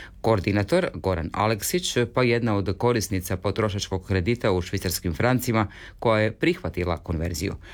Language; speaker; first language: Croatian; native; Croatian